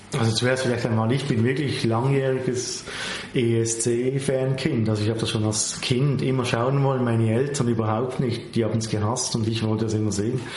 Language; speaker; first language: German; native; German